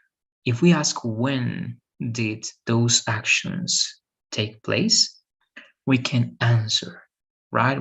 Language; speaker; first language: English; non-native, fluent; Spanish